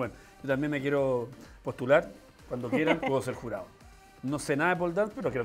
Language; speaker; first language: Spanish; native; Spanish